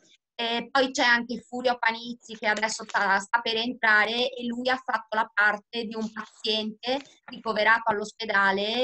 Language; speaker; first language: Italian; native; Italian